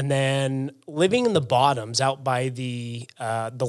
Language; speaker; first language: English; native; English